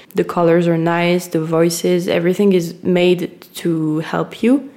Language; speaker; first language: English; non-native, fluent; French